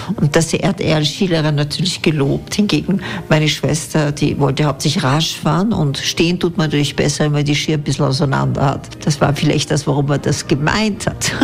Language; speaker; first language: German; native; German